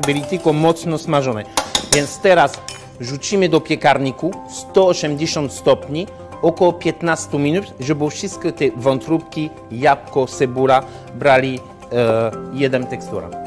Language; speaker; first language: Polish; non-native, learner; French